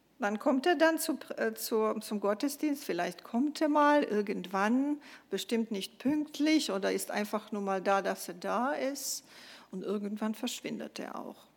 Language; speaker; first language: German; non-native, fluent; Croatian